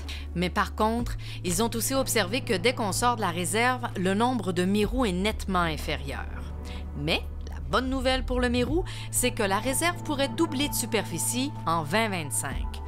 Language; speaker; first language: French; native; French